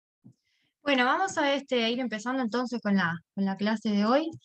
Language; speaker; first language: Spanish; native; Spanish